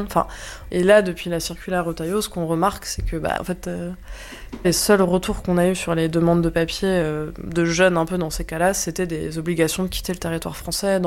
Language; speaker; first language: French; native; French